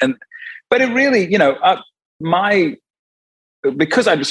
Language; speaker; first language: English; native; English